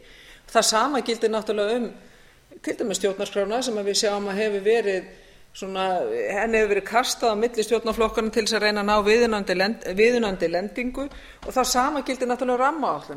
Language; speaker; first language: Icelandic; native; Icelandic